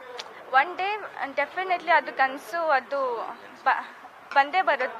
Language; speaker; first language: Kannada; non-native, fluent; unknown